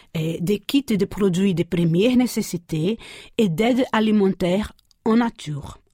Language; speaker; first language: French; non-native, fluent; Portuguese